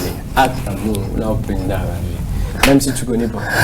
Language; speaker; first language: French; non-native, local second language; Swahili